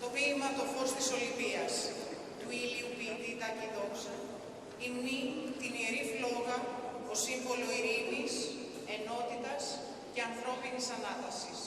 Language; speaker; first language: Greek; native; Greek